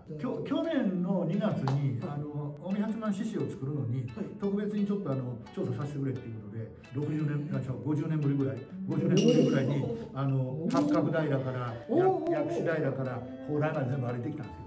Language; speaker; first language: Japanese; native; Japanese